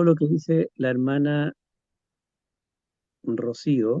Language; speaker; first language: Spanish; native; Spanish